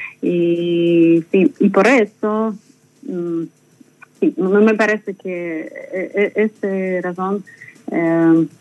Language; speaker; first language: Spanish; non-native, learner; Russian